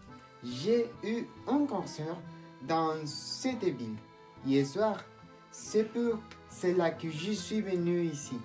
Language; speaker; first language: French; non-native, learner; Spanish